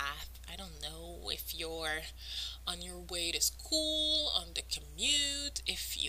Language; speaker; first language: English; non-native, fluent; French